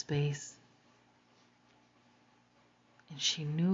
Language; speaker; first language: English; native; English